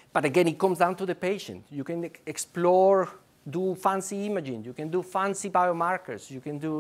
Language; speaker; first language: English; non-native, fluent; Spanish